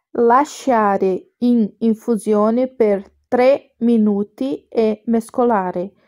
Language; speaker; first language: Italian; non-native, fluent; Portuguese